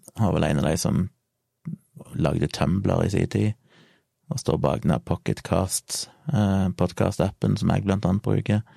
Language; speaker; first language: Norwegian; native; Norwegian